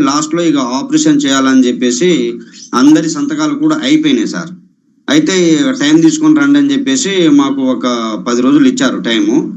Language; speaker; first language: Telugu; non-native, local second language; Lambadi